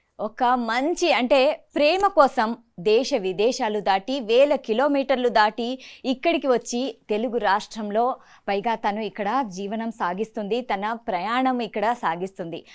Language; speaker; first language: Telugu; native; Telugu